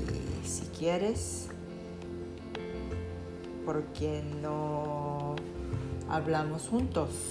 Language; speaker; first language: Spanish; non-native, learner; English